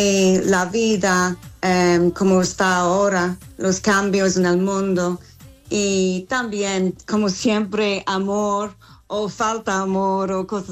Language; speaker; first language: Spanish; non-native, learner; English